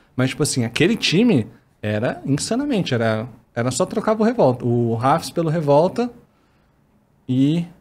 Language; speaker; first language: Portuguese; native; Portuguese